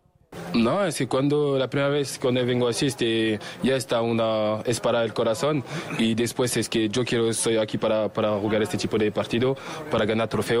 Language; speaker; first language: Spanish; non-native, learner; French